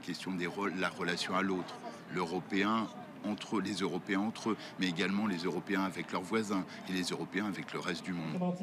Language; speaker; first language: French; native; French